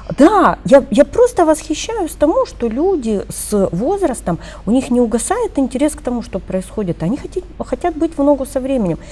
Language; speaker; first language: Russian; native; Russian